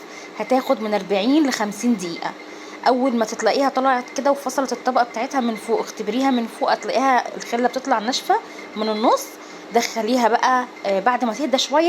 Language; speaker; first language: Arabic; native; Arabic